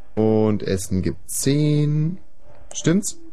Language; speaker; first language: German; native; German